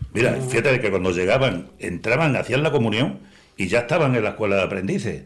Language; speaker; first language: Spanish; native; Spanish